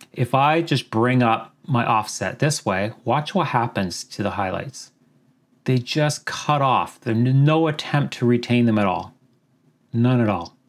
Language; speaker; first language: English; native; English